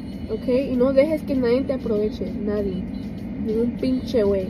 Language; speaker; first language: Spanish; early bilingual, heritage; Spanish